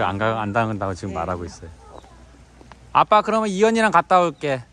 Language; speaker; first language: Korean; native; Korean